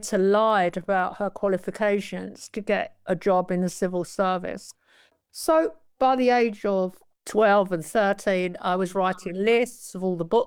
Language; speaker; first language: English; native; English